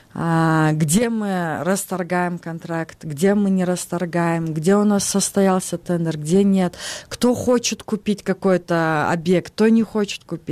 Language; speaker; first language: Russian; non-native, local second language; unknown